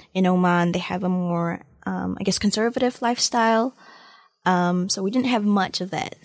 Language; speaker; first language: English; early bilingual, other home language; Malay